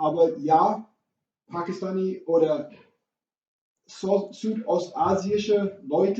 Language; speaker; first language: German; non-native, fluent; English